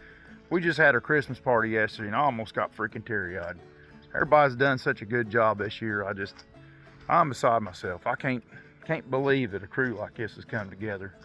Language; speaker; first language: English; native; English